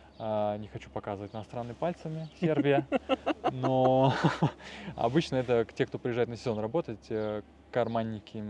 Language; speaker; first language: Russian; non-native, fluent; Serbian